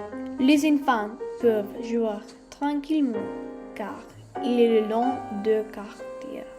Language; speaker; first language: French; non-native, learner; Spanish